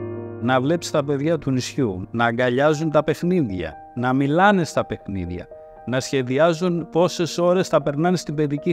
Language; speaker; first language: Greek; native; Greek